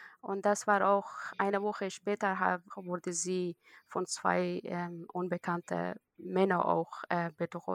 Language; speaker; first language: German; non-native, learner; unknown